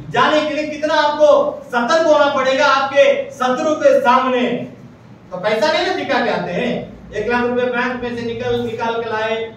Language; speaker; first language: Hindi; non-native, local second language; Malayalam